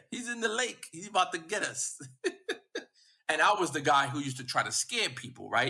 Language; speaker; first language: English; native; English